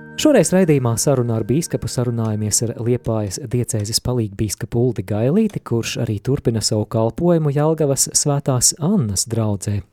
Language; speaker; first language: Latvian; native; Latvian